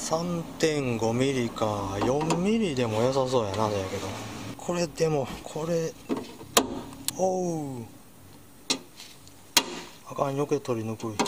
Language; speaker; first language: Japanese; native; Japanese